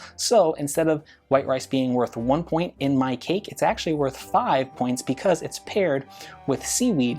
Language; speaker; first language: English; native; English